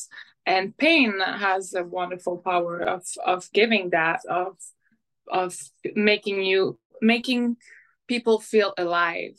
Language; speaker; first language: English; non-native, fluent; French